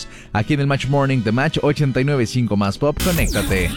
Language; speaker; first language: Spanish; native; Spanish